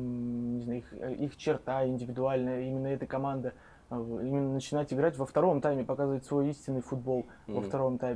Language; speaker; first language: Russian; native; Russian